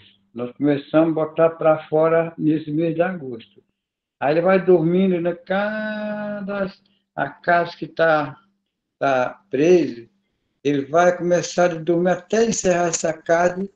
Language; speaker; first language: Portuguese; non-native, local second language; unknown